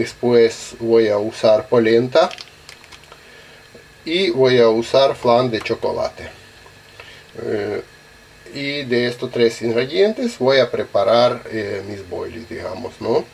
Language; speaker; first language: Spanish; non-native, learner; Russian